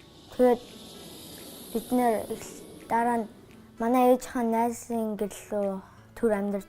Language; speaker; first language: Mongolian; early bilingual, heritage; Mongolian